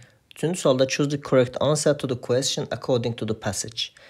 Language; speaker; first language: English; non-native, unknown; Azerbaijani